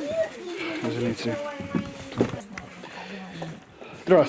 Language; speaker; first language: Russian; non-native, learner; English